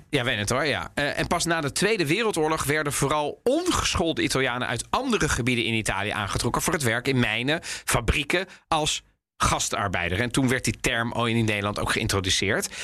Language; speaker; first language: Dutch; early bilingual, other home language; Italian